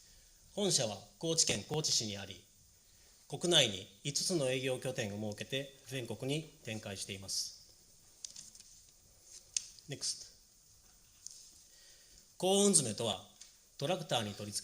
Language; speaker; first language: Japanese; native; Japanese